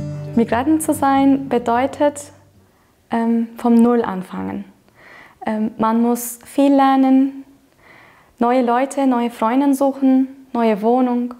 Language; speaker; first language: German; non-native, fluent; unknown